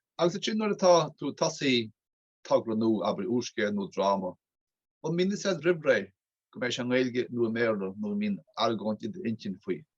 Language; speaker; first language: Irish; native; Irish